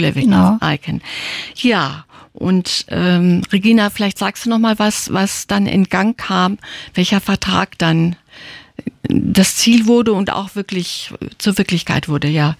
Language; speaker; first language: German; native; German